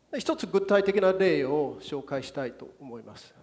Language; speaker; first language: Japanese; non-native, fluent; English